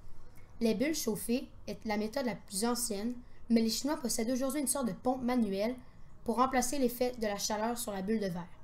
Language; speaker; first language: French; native; French